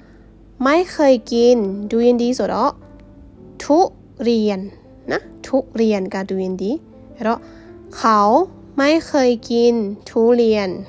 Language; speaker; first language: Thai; non-native, fluent; Burmese